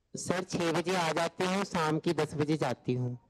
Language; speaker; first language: Hindi; native; Hindi